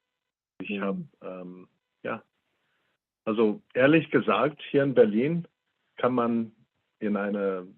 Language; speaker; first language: German; non-native, fluent; English